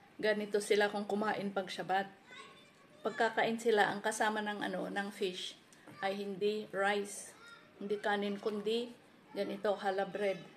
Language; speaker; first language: Filipino; native; Filipino